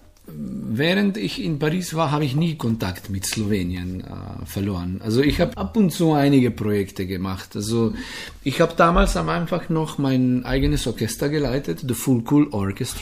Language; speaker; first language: German; non-native, fluent; Slovenian